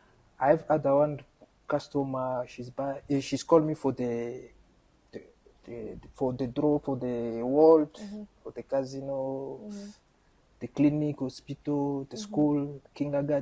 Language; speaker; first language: English; non-native, learner; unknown